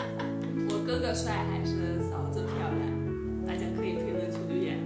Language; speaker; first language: Chinese; non-native, fluent; Armenian